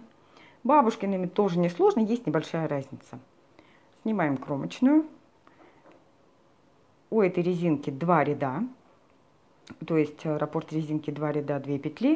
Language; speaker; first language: Russian; native; Russian